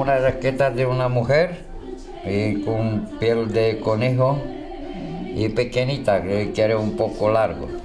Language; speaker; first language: Spanish; non-native, learner; Romanian